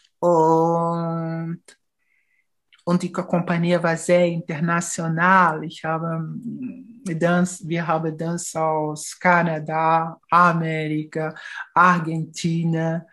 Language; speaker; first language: German; non-native, fluent; Portuguese